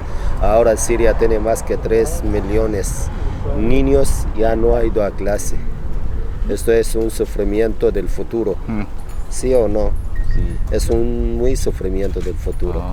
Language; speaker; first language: Spanish; non-native, learner; Arabic